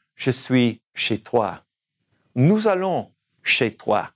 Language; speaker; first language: French; non-native, fluent; English